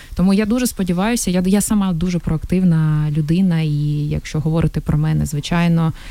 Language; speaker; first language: Ukrainian; non-native, local second language; Russian